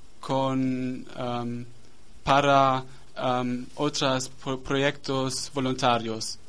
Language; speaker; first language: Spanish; non-native, learner; German